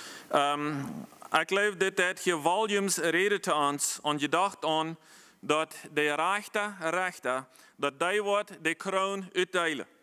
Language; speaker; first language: English; non-native, fluent; Plautdietsch